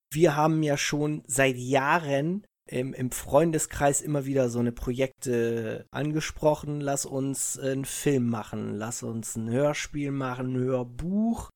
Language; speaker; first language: German; early bilingual, other home language; Italian